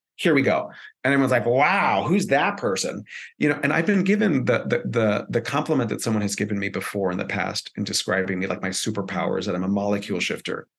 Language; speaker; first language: English; early bilingual, other home language; Spanish